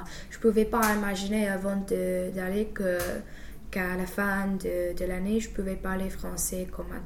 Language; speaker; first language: French; non-native, fluent; English